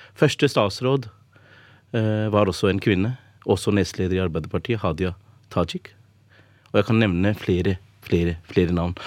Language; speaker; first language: Norwegian; early bilingual, other home language; Urdu